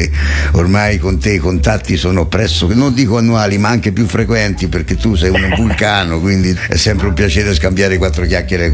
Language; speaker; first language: Italian; native; Italian